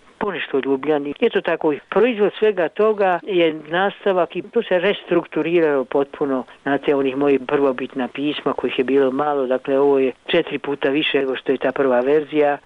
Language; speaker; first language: Croatian; native; Croatian